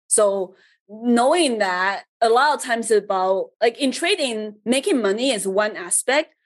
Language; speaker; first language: English; early bilingual, other home language; Chinese